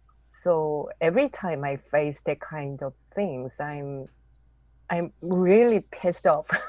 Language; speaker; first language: English; non-native, fluent; Korean